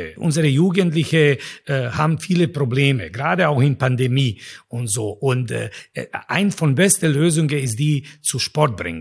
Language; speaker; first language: German; non-native, fluent; Croatian